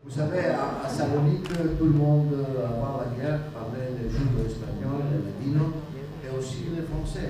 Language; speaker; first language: French; non-native, fluent; Greek